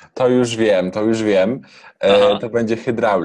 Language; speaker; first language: Czech; non-native, learner; Polish